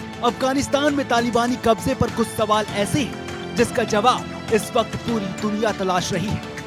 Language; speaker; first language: Hindi; native; Hindi